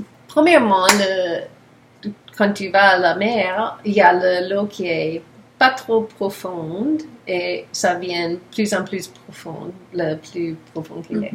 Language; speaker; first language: French; non-native, learner; English